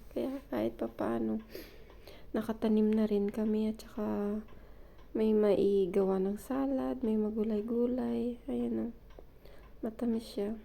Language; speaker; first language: Filipino; non-native, local second language; Cebuano